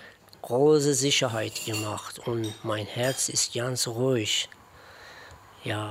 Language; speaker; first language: German; non-native, learner; Persian